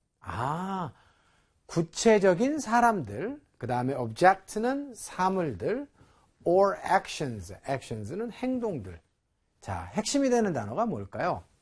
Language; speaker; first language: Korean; native; Korean